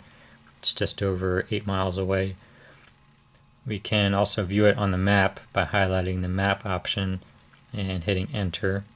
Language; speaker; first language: English; native; English